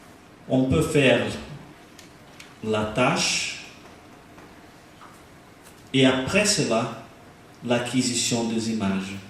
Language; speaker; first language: French; non-native, learner; Portuguese